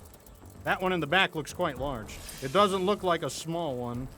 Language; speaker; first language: English; native; English